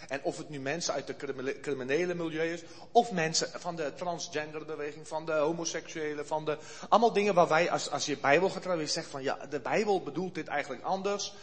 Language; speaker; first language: Dutch; non-native, fluent; Afrikaans